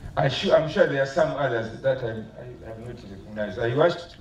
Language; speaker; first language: English; non-native, local second language; Swahili